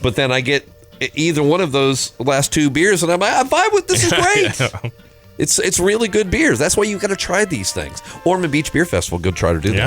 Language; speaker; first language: English; native; English